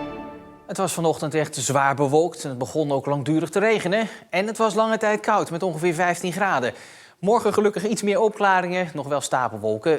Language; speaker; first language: Dutch; native; Dutch